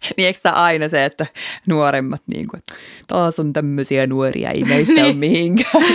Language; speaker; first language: Finnish; native; Finnish